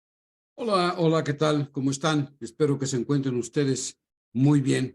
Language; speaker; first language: Spanish; native; Spanish